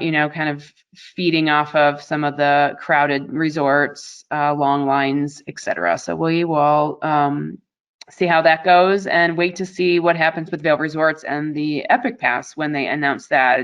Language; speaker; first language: English; native; English